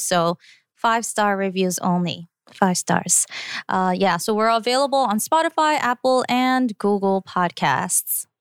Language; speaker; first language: English; early bilingual, other home language; Korean